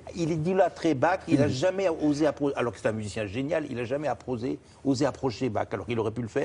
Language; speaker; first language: French; native; French